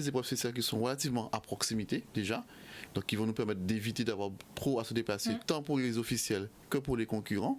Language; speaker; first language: French; native; French